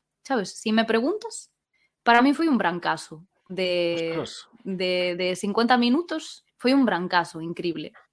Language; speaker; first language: Galician; non-native, local second language; Spanish